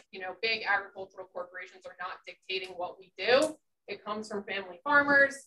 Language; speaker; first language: English; native; English